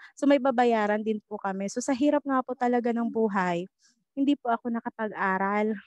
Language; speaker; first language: Filipino; non-native, local second language; Bikol